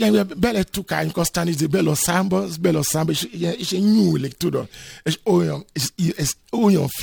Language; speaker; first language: Hungarian; non-native, fluent; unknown